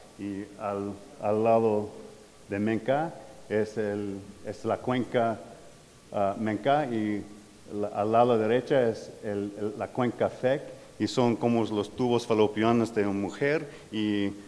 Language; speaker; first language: Spanish; non-native, learner; English